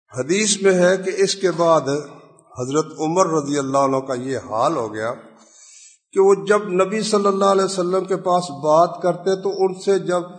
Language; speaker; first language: Urdu; non-native, local second language; Punjabi